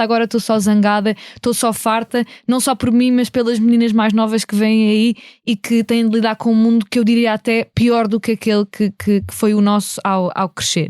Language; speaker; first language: Portuguese; native; Portuguese